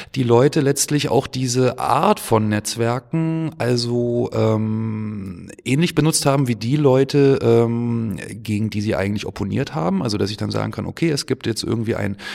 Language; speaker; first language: German; native; German